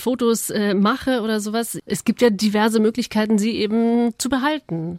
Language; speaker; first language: German; native; German